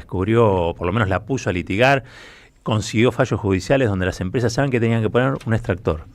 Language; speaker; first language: Spanish; native; Spanish